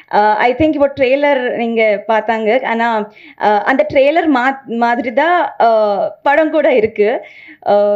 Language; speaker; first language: Tamil; non-native, learner; Telugu